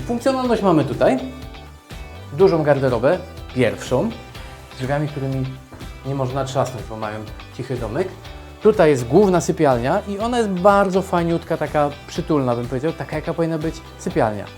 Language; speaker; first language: Polish; native; Polish